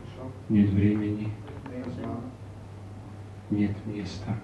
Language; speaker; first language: Russian; non-native, learner; Czech